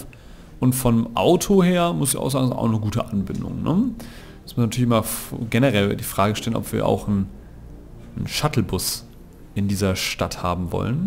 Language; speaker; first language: German; native; German